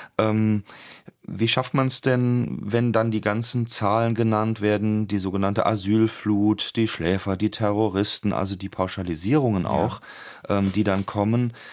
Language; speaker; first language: German; native; German